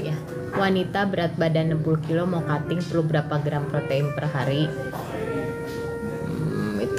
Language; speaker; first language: Indonesian; native; Indonesian